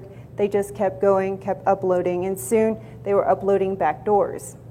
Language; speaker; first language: English; native; English